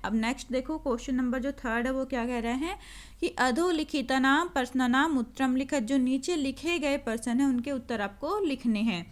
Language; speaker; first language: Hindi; native; Hindi